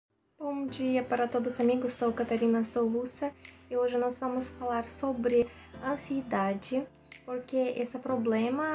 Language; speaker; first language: Portuguese; non-native, learner; Russian